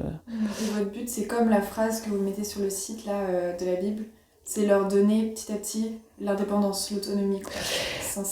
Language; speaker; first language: French; native; French